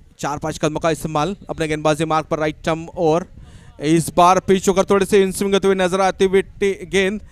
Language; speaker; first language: Hindi; non-native, local second language; Marathi